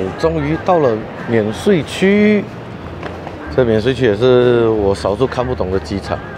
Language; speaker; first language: Chinese; native; Chinese